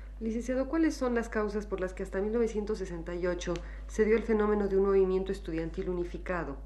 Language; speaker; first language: Spanish; native; Spanish